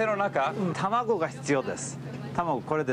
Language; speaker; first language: Japanese; early bilingual, heritage; English